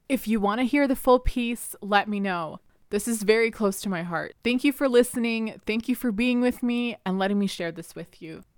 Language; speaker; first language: English; early bilingual, other home language; Spanish